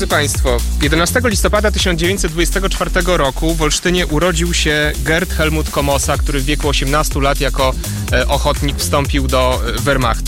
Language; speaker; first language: Polish; native; Polish